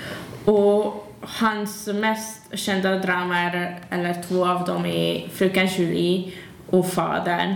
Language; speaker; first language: Swedish; non-native, learner; Hungarian